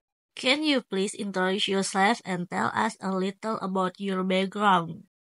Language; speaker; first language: English; non-native, learner; Indonesian